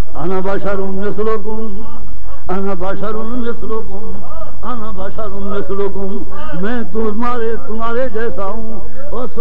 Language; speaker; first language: Urdu; non-native, local second language; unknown